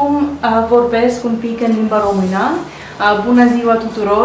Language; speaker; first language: Romanian; non-native, learner; Russian